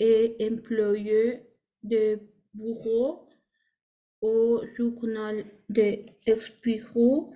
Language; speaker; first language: French; non-native, learner; Spanish